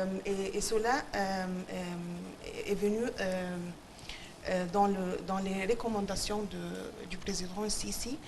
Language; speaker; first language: French; non-native, fluent; Arabic